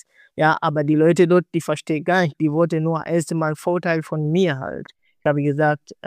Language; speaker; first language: German; non-native, learner; Swahili